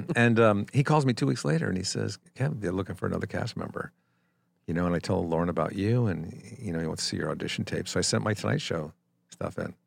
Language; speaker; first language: English; native; English